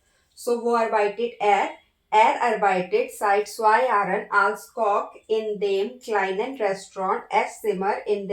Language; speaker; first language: German; non-native, learner; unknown